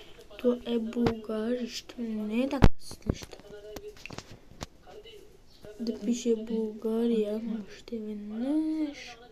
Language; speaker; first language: Bulgarian; early bilingual, heritage; Bulgarian